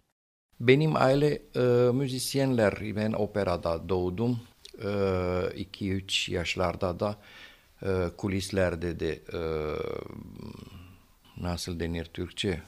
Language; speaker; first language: Turkish; non-native, fluent; Romanian